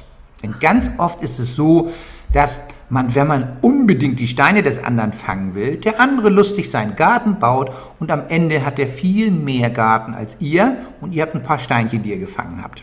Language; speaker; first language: German; native; German